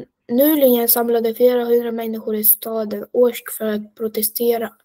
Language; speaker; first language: Swedish; non-native, learner; Russian